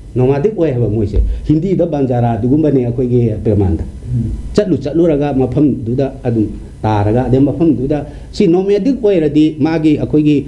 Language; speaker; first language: Manipuri; non-native, local second language; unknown